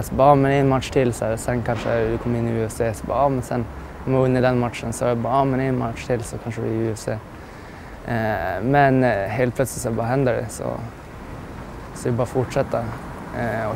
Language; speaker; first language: Swedish; native; Swedish